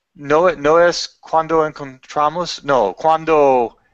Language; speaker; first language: Spanish; non-native, learner; English